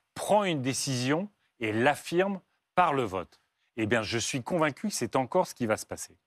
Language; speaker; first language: French; native; French